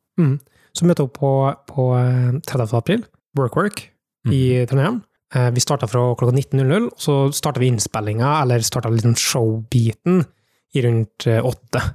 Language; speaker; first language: Norwegian; native; Norwegian